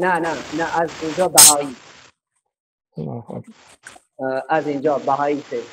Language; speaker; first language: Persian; non-native, fluent; Urdu